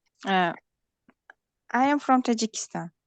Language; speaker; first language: English; non-native, learner; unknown